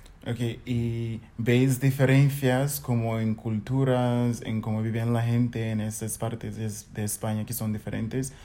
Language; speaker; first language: Spanish; non-native, fluent; English